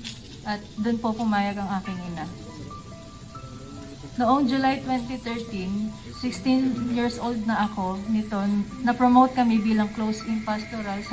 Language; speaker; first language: Filipino; native; Filipino